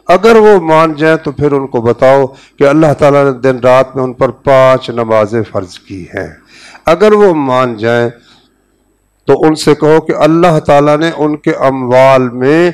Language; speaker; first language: Urdu; native; Urdu